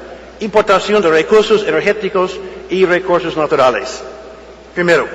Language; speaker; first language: Spanish; non-native, fluent; English